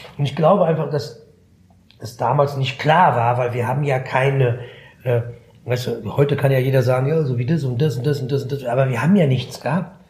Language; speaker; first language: German; early bilingual, other home language; Arabic